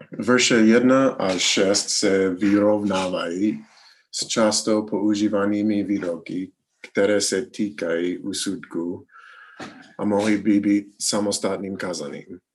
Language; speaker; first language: Czech; non-native, learner; English